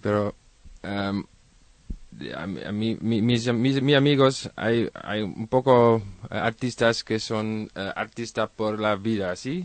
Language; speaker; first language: Spanish; non-native, learner; Dutch